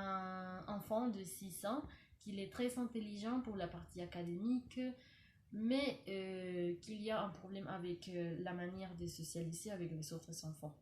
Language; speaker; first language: French; non-native, learner; Spanish